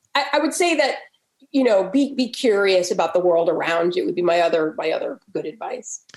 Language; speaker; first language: English; native; English